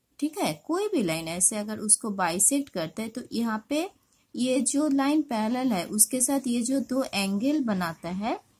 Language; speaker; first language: Hindi; non-native, local second language; Bangla